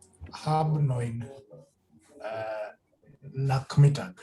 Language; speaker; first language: German; non-native, learner; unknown